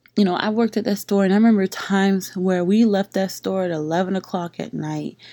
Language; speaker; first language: English; native; English